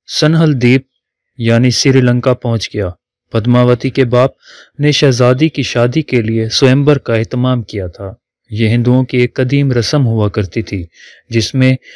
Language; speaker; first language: Urdu; native; Urdu